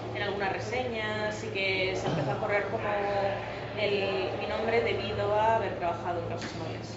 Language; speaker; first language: Spanish; native; Spanish